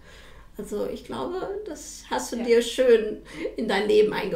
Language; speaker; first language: German; native; German